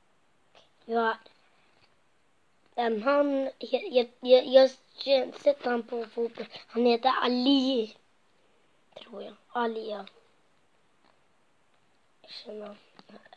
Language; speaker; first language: Swedish; non-native, local second language; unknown